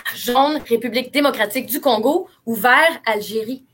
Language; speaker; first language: French; native; French